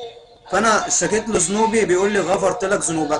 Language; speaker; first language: Arabic; native; Arabic